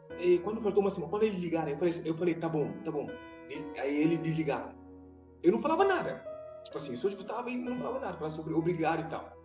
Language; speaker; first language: Portuguese; non-native, fluent; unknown